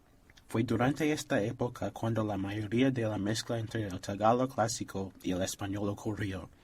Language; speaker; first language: Spanish; non-native, learner; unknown